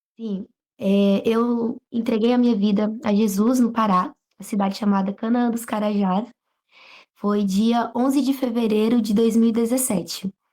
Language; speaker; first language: Portuguese; native; Portuguese